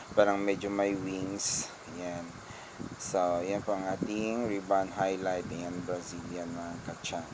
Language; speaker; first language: Filipino; non-native, local second language; Cebuano